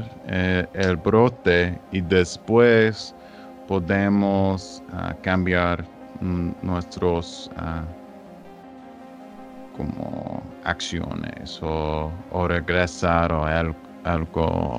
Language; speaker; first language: Spanish; non-native, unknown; English